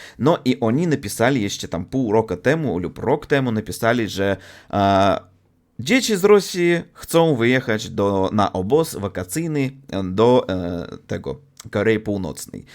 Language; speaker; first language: Polish; non-native, fluent; Russian